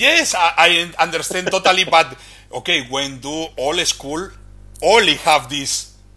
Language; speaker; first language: English; non-native, learner; Spanish